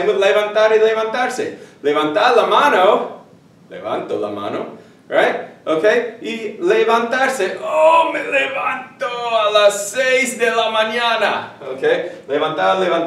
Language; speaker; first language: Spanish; non-native, fluent; English